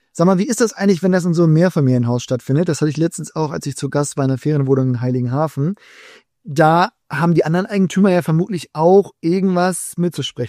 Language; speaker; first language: German; native; German